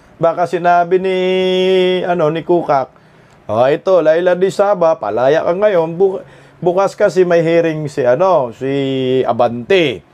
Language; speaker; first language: Filipino; non-native, local second language; Cebuano